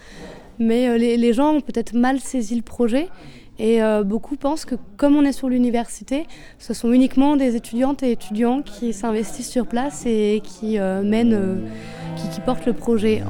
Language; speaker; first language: French; native; French